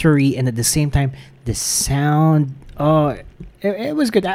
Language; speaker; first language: English; non-native, local second language; Filipino